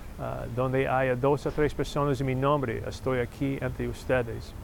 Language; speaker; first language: Spanish; non-native, fluent; English